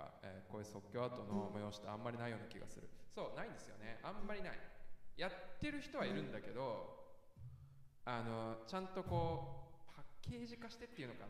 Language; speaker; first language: Japanese; native; Japanese